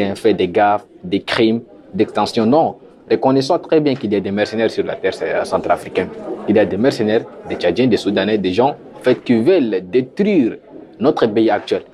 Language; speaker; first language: French; non-native, local second language; Sango